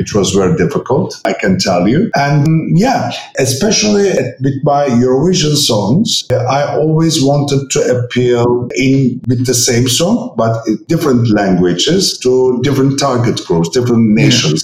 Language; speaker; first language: English; non-native, fluent; Turkish